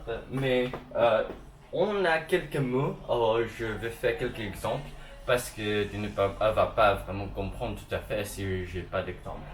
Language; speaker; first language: French; non-native, learner; English